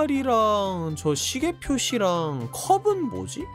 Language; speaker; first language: Korean; native; Korean